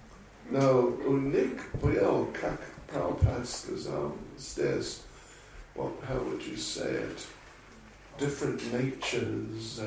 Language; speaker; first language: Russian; non-native, learner; English